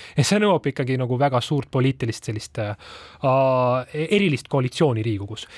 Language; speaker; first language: Estonian; non-native, local second language; Russian